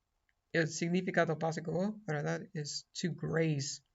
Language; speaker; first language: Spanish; non-native, fluent; English